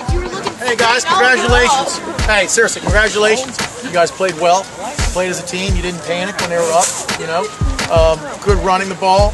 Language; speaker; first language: English; native; English